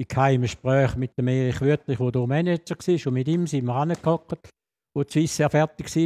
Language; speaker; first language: German; native; German